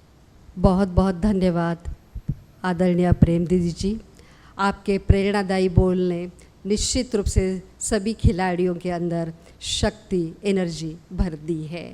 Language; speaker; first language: Hindi; native; Hindi